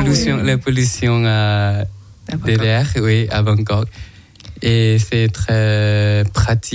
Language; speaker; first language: French; non-native, learner; Thai